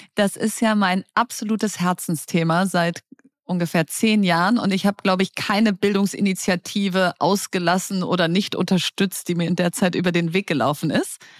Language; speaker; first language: German; native; German